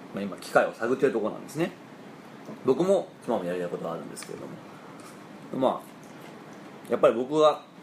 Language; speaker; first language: Japanese; native; Japanese